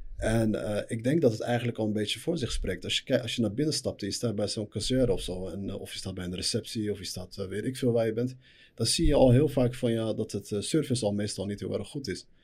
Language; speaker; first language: Dutch; early bilingual, other home language; Arabic